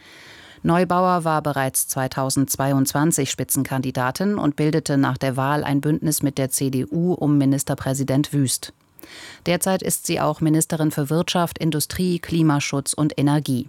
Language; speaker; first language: German; native; German